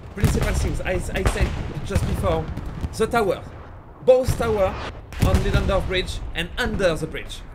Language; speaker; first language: English; non-native, learner; French